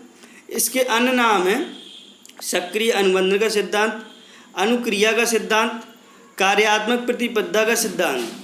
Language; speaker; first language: Hindi; native; Hindi